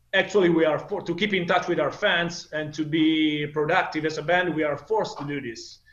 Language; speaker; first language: English; non-native, fluent; Italian